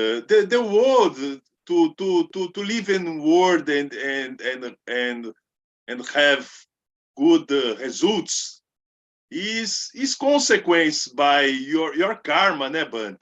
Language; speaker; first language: English; non-native, learner; Portuguese